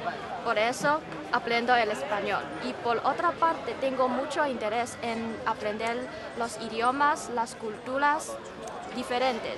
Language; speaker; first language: Spanish; non-native, learner; Chinese